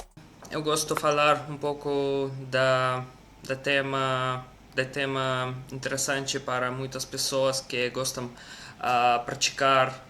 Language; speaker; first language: Portuguese; non-native, learner; Russian